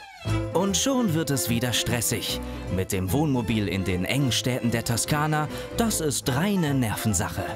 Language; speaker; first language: German; native; German